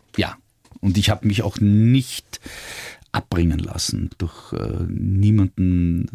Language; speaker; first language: German; native; German